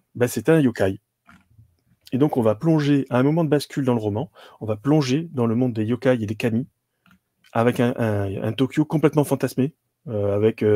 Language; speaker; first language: French; native; French